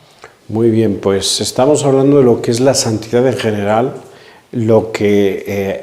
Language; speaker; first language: Spanish; native; Spanish